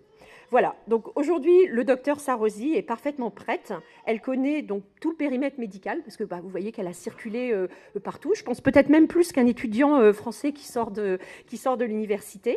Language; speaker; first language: French; native; French